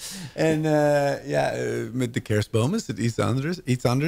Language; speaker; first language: Dutch; non-native, learner; English